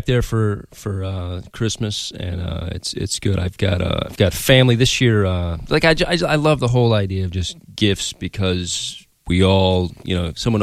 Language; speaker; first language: English; native; English